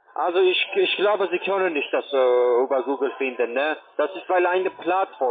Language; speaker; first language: German; non-native, learner; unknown